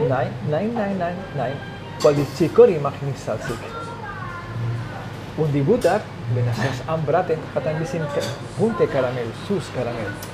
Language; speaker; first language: German; non-native, learner; Spanish